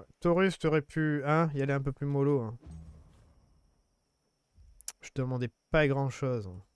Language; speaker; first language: French; native; French